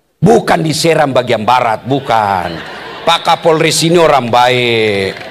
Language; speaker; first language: Indonesian; native; Indonesian